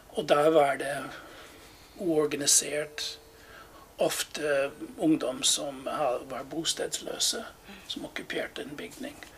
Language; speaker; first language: Norwegian; non-native, fluent; English